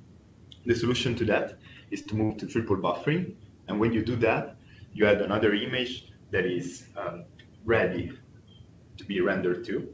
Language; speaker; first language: English; non-native, fluent; Italian